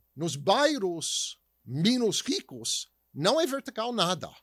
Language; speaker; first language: Portuguese; non-native, fluent; English